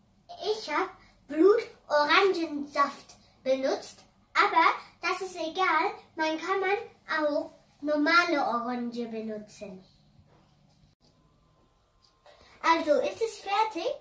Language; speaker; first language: German; non-native, fluent; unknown